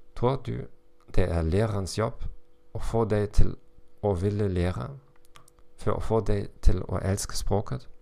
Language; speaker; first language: Norwegian; non-native, learner; German